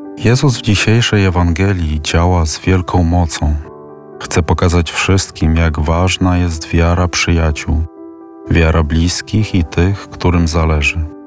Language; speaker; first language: Polish; native; Polish